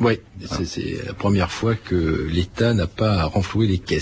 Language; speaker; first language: French; native; French